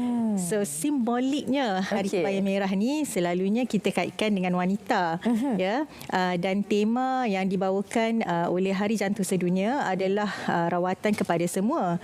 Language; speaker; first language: Malay; native; Malay